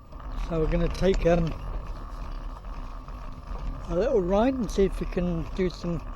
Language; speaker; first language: English; native; English